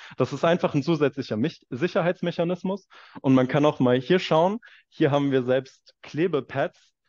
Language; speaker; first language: German; native; German